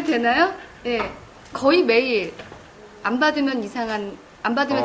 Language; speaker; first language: Korean; native; Korean